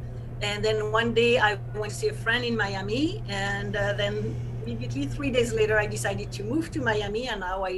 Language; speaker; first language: English; non-native, fluent; French